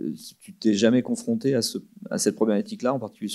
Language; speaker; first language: French; native; French